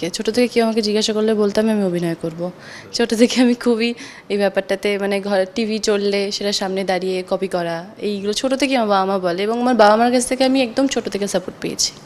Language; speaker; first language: Bangla; native; Bangla